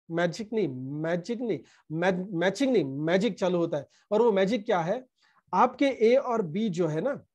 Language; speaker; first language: Hindi; non-native, local second language; Marathi